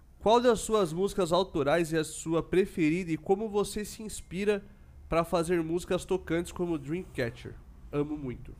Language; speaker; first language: Portuguese; native; Portuguese